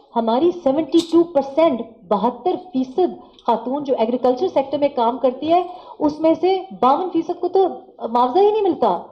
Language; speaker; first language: Urdu; non-native, local second language; Pashto